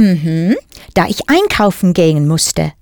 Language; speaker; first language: German; non-native, fluent; English